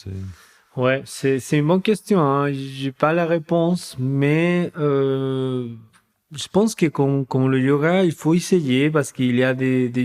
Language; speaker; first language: French; non-native, fluent; Spanish